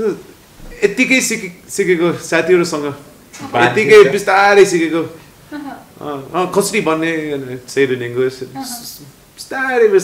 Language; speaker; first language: Nepali; non-native, learner; English